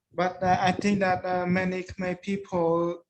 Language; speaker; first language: English; non-native, learner; Khmer